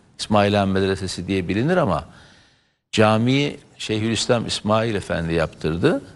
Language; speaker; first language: Turkish; native; Turkish